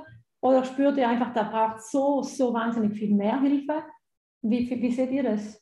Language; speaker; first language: German; native; German